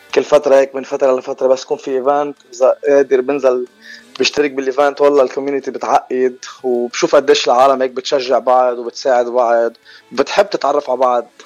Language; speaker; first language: Arabic; native; Arabic